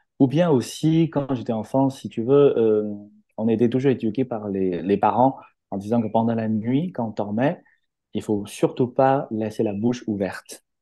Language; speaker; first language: French; non-native, fluent; Chinese